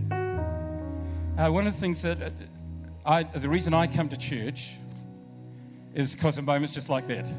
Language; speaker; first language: English; native; English